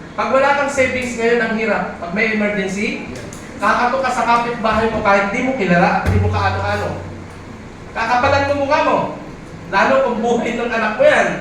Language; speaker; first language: Filipino; non-native, local second language; Bikol